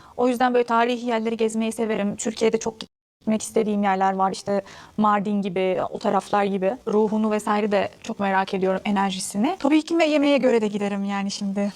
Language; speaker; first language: Turkish; non-native, fluent; Arabic